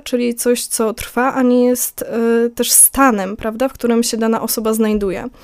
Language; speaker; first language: Polish; native; Polish